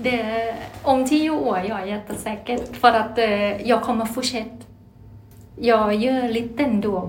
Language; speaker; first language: Swedish; non-native, learner; Thai